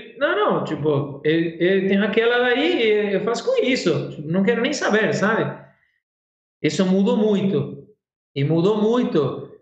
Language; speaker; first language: Portuguese; non-native, fluent; Spanish